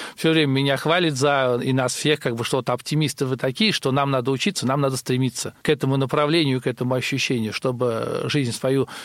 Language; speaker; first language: Russian; native; Russian